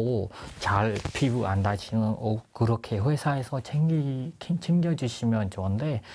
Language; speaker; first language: Korean; non-native, learner; Burmese